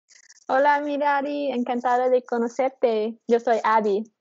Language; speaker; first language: Spanish; non-native, learner; English